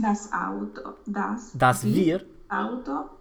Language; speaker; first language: German; non-native, learner; Romanian